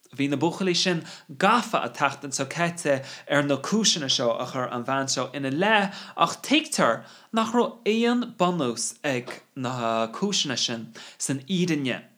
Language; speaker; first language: Irish; non-native, local second language; English